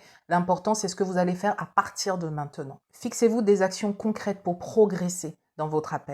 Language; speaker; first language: French; native; French